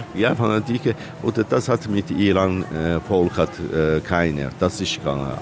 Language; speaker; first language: German; non-native, learner; Persian